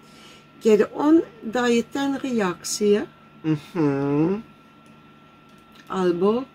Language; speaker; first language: Polish; non-native, learner; Dutch